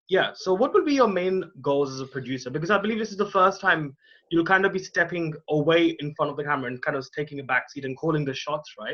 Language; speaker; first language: English; non-native, local second language; Hindi